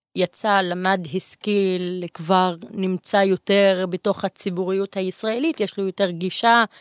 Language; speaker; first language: Hebrew; non-native, local second language; Arabic